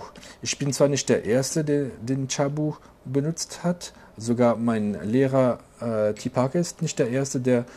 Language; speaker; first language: German; non-native, local second language; French